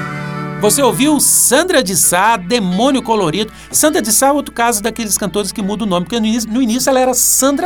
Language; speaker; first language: Portuguese; native; Portuguese